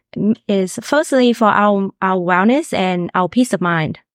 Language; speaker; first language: English; non-native, fluent; Vietnamese